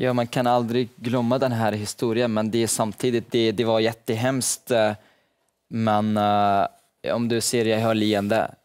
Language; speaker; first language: Swedish; non-native, learner; Arabic